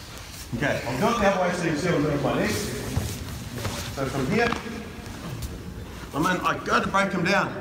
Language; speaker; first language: English; native; English